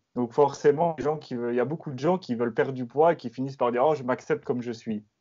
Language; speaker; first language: French; native; French